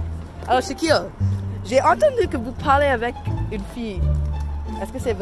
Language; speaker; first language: French; non-native, learner; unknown